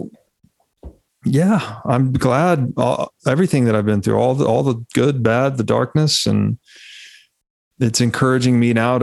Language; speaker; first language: English; native; English